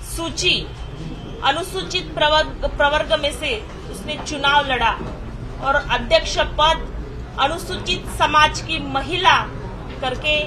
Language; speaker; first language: Hindi; non-native, local second language; Marathi